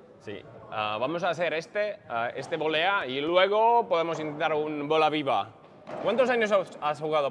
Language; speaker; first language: Spanish; non-native, learner; Finnish